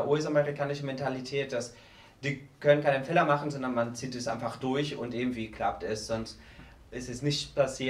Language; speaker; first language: German; non-native, learner; Spanish